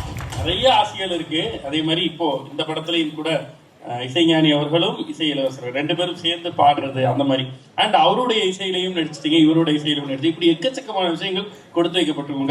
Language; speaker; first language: Tamil; native; Tamil